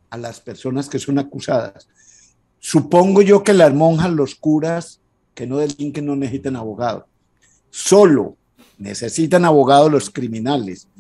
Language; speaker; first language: Spanish; native; Spanish